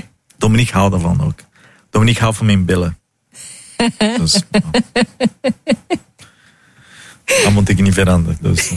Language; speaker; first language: Dutch; non-native, fluent; Portuguese